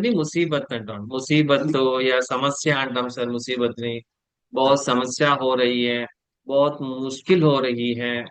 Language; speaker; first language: Hindi; non-native, local second language; Telugu